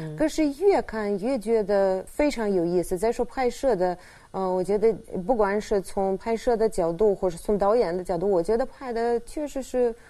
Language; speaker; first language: Chinese; non-native, fluent; Russian